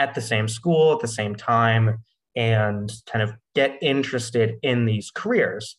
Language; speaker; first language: English; native; English